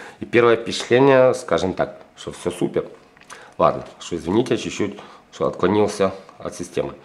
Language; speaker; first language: Russian; non-native, local second language; Ukrainian